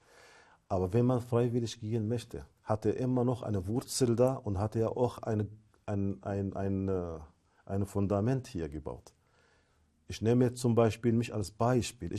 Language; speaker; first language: German; non-native, fluent; Arabic